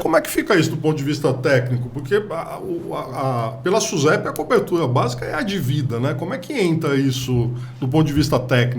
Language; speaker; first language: Portuguese; native; Portuguese